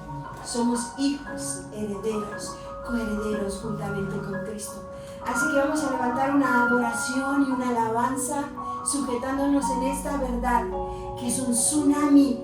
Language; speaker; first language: Spanish; native; Spanish